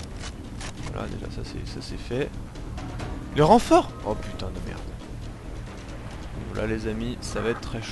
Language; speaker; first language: French; native; French